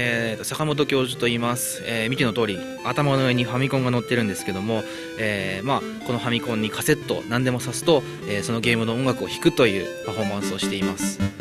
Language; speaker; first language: Japanese; native; Japanese